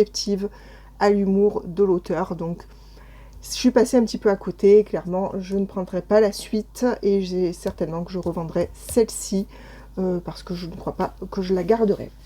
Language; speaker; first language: French; native; French